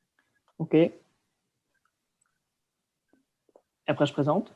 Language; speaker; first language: French; native; French